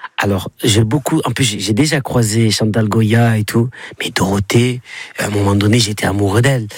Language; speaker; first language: French; native; French